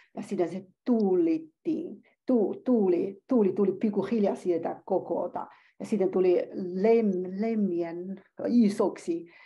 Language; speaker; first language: Finnish; non-native, learner; Chinese